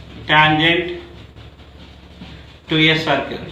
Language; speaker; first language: English; non-native, local second language; Telugu